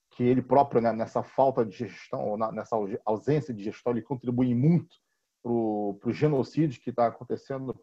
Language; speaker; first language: Portuguese; native; Portuguese